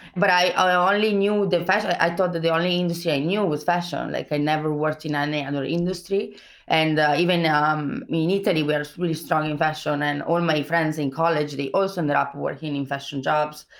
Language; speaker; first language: English; non-native, fluent; Italian